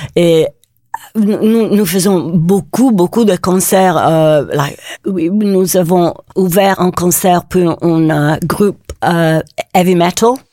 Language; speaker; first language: French; non-native, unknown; Italian